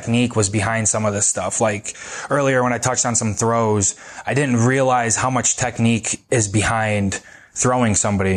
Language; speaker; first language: English; native; English